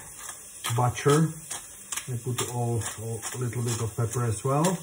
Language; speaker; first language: English; non-native, fluent; Czech